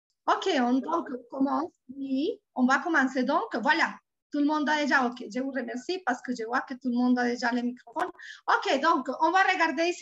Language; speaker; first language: French; non-native, fluent; Spanish